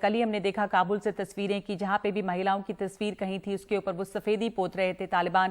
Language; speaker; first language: Hindi; native; Hindi